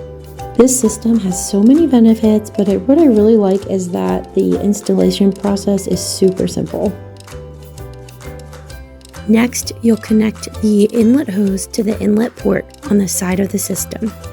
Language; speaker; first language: English; native; English